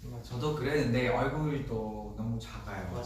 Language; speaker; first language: Korean; non-native, fluent; Vietnamese